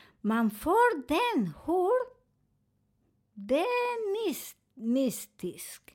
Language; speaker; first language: Swedish; non-native, learner; Spanish